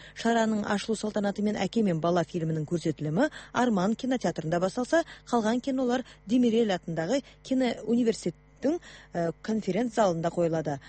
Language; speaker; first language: Kazakh; native; Kazakh